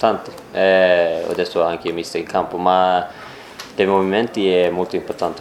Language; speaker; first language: Italian; non-native, learner; Swedish